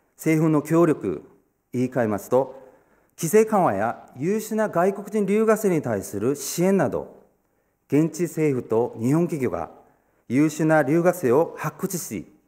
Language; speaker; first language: Japanese; non-native, fluent; Korean